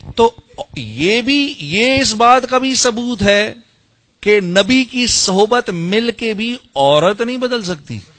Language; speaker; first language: Urdu; native; Urdu